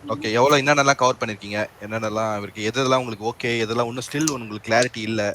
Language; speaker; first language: Tamil; native; Tamil